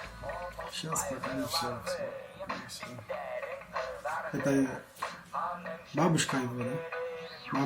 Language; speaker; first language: Russian; non-native, learner; Portuguese